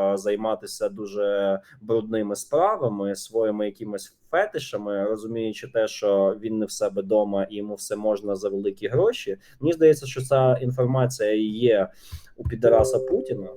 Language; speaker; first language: Ukrainian; native; Ukrainian